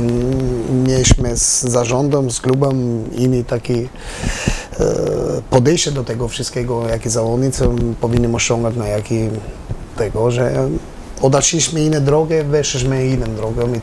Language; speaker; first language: Polish; non-native, learner; Albanian